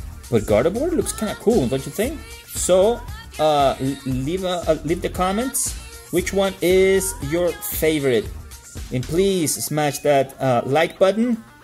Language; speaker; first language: English; non-native, fluent; Spanish